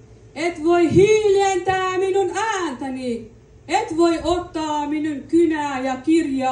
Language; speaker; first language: Finnish; non-native, learner; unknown